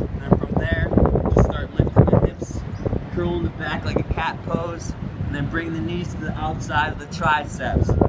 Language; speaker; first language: English; native; English